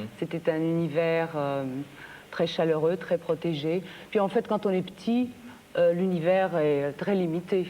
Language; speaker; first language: French; early bilingual, other home language; Bulgarian